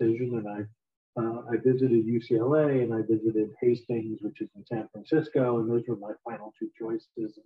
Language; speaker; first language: English; native; English